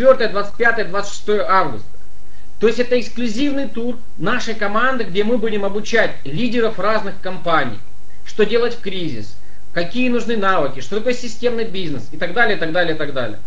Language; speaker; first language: Russian; native; Russian